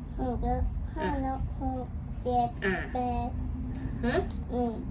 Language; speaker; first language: Thai; native; Thai